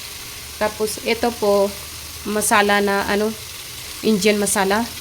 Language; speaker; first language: Filipino; non-native, learner; Punjabi